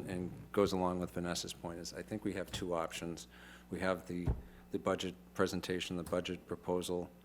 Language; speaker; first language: English; native; English